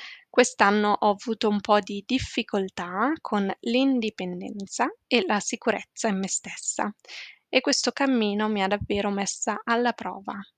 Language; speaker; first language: Italian; native; Italian